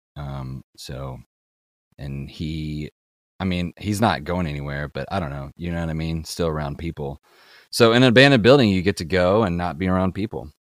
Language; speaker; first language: English; native; English